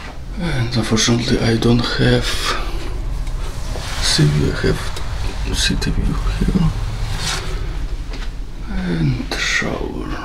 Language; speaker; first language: English; non-native, learner; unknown